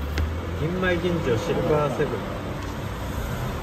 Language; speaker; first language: Japanese; native; Japanese